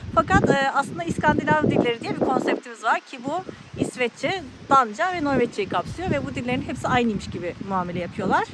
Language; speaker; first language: Turkish; native; Turkish